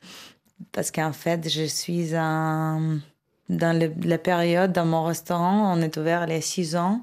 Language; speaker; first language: French; non-native, fluent; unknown